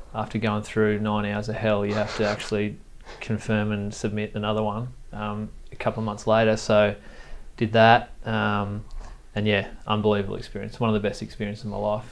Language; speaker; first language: English; native; English